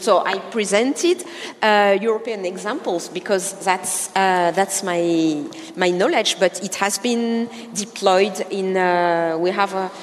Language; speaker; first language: English; non-native, fluent; French